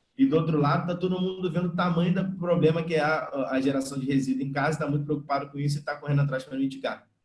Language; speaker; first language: Portuguese; native; Portuguese